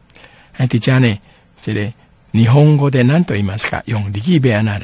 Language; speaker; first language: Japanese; non-native, fluent; Min Nan Chinese